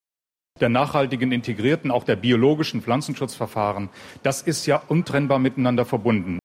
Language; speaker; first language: German; native; German